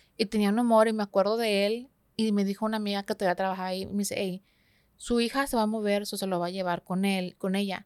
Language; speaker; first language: Spanish; early bilingual, heritage; Spanish